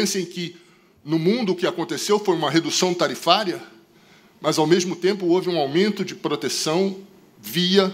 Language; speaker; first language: Portuguese; native; Portuguese